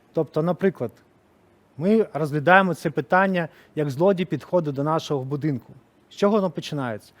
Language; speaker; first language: Ukrainian; non-native, local second language; Russian